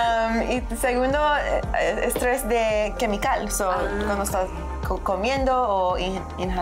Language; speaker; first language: Spanish; early bilingual, heritage; English